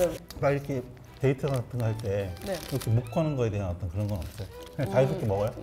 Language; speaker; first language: Korean; native; Korean